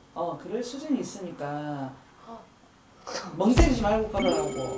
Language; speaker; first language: Korean; native; Korean